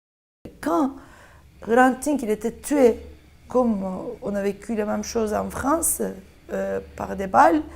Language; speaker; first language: French; non-native, fluent; Turkish